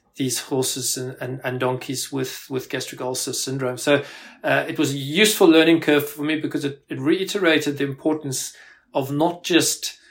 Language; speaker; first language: English; native; English